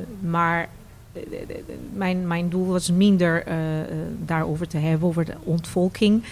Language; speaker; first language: Dutch; non-native, fluent; Portuguese